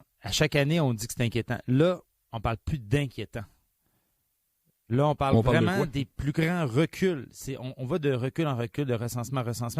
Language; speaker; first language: French; native; French